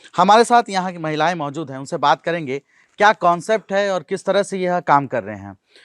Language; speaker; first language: Hindi; native; Hindi